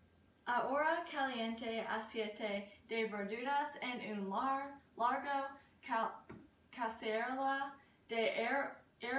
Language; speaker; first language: Spanish; non-native, learner; English